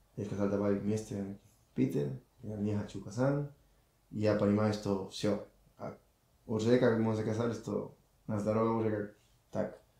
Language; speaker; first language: Russian; non-native, learner; Spanish